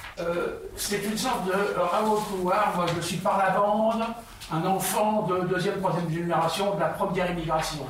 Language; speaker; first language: French; early bilingual, heritage; Russian